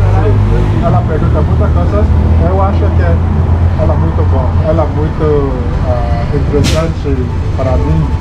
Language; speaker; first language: Portuguese; non-native, learner; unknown